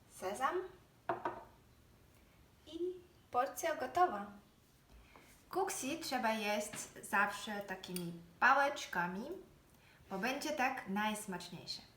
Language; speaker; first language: Polish; non-native, fluent; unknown